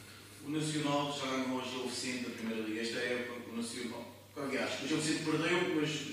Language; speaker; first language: Portuguese; native; Portuguese